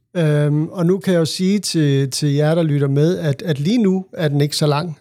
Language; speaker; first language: Danish; native; Danish